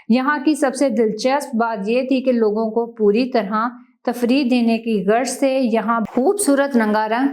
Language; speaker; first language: Urdu; native; Urdu